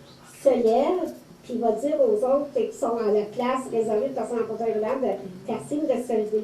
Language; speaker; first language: French; native; French